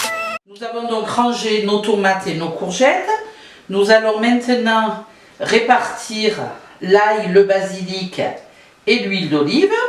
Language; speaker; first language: French; native; French